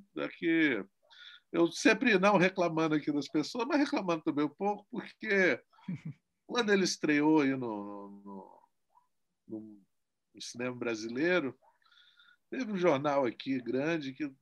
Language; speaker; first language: Portuguese; native; Portuguese